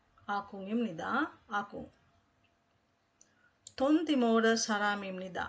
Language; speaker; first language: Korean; non-native, fluent; Sinhala